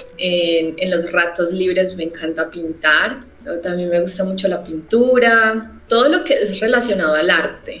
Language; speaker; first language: Spanish; native; Spanish